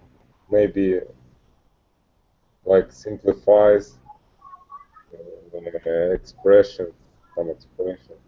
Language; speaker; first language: English; non-native, learner; Russian